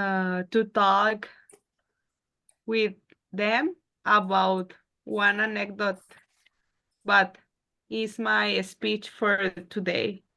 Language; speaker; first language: English; non-native, learner; Spanish